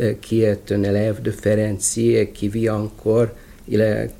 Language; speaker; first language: French; non-native, fluent; Hungarian